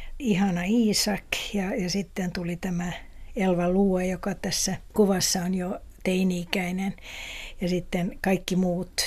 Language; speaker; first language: Finnish; non-native, local second language; Swedish